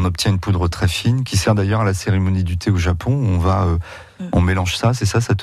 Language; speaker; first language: French; native; French